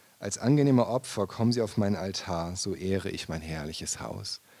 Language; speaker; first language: German; native; German